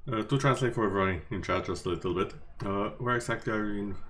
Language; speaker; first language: English; non-native, fluent; Romanian